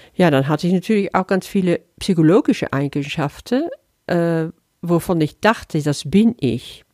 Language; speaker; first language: German; early bilingual, other home language; Dutch